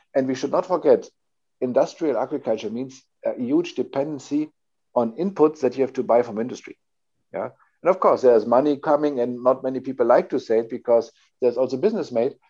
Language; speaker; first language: English; non-native, fluent; German